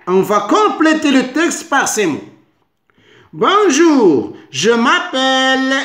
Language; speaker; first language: French; non-native, local second language; Arabic